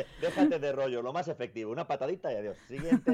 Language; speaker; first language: Spanish; native; Spanish